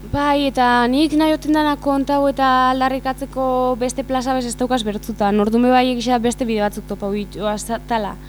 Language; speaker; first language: Basque; native; Basque